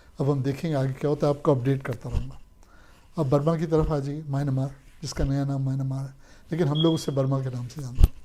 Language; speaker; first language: Urdu; native; Urdu